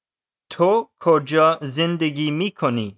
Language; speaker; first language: Persian; non-native, learner; English